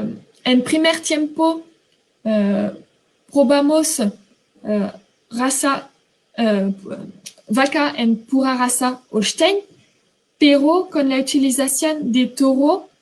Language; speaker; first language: Spanish; non-native, fluent; French